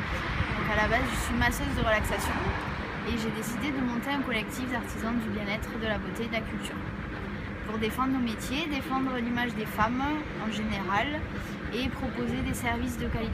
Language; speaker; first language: French; native; French